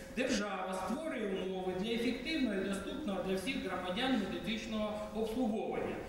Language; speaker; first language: Ukrainian; non-native, local second language; Russian